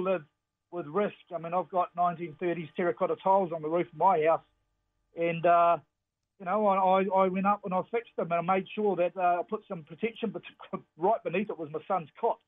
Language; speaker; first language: English; native; English